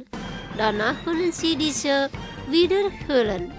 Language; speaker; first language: German; non-native, fluent; Indonesian